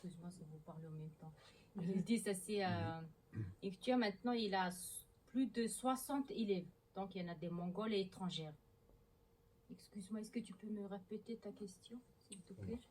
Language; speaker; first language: French; non-native, learner; Mongolian